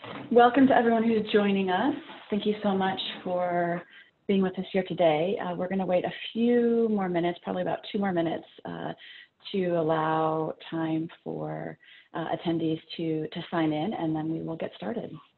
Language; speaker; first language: English; native; English